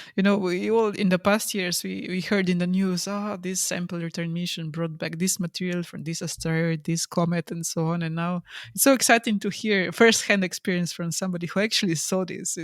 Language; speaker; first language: English; non-native, fluent; Slovenian